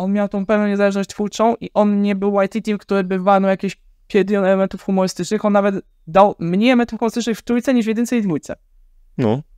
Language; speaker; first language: Polish; native; Polish